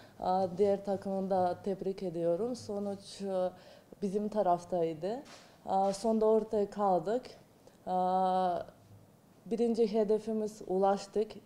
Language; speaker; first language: Turkish; non-native, learner; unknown